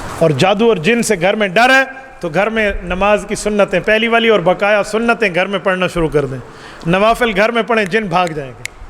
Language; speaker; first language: Urdu; non-native, local second language; Saraiki